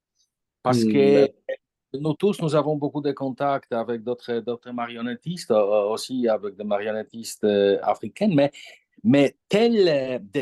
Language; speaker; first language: French; non-native, fluent; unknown